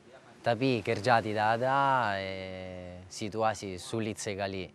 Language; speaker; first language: Indonesian; non-native, learner; Italian